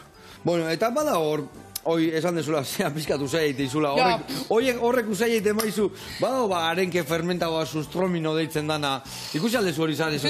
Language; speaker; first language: Basque; native; Basque